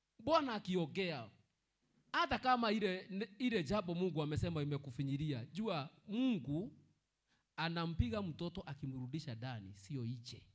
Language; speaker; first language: Swahili; non-native, local second language; Kikuyu